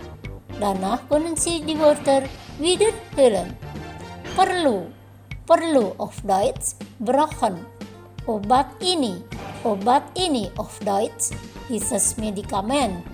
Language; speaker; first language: German; non-native, fluent; Indonesian